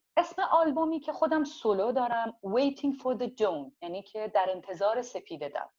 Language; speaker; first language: Persian; non-native, local second language; Azerbaijani